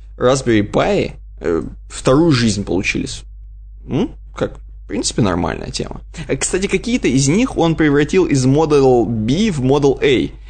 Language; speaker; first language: Russian; native; Russian